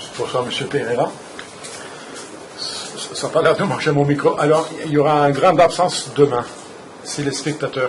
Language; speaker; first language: French; native; French